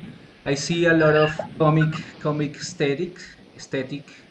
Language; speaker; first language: English; non-native, fluent; Spanish